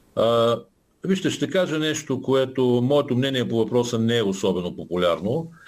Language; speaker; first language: Bulgarian; native; Bulgarian